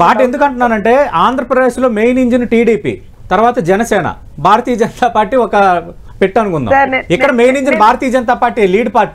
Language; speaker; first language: Telugu; native; Telugu